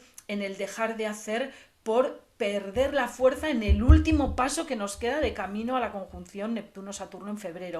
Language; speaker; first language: Spanish; native; Spanish